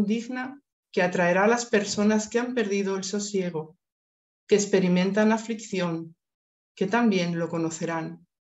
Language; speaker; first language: Spanish; native; Spanish